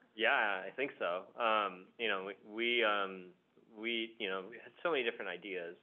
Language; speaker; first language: English; early bilingual, other home language; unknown